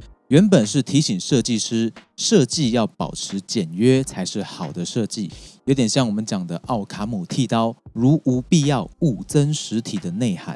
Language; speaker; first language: Chinese; native; Chinese